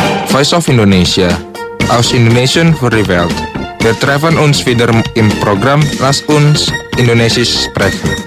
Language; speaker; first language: German; non-native, fluent; Indonesian